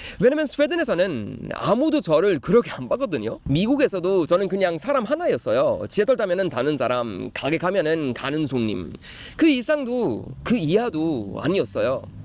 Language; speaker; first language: Korean; non-native, fluent; Swedish